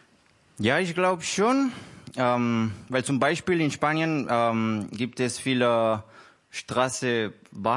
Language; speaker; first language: German; non-native, learner; Spanish